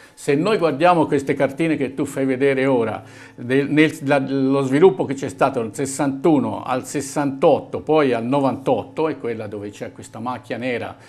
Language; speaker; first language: Italian; native; Italian